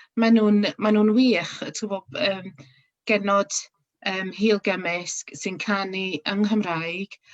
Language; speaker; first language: Welsh; non-native, local second language; English